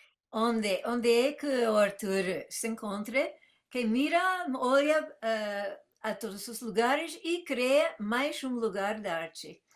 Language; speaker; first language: Portuguese; non-native, fluent; English